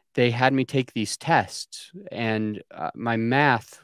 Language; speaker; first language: English; native; English